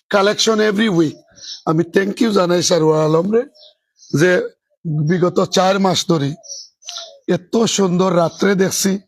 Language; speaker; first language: Bangla; native; Bangla